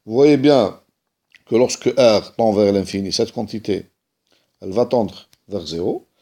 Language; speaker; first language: French; non-native, local second language; Arabic